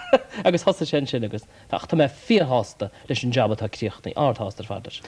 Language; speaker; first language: Irish; native; Irish